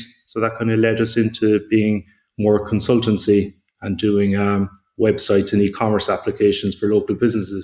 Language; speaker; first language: English; native; English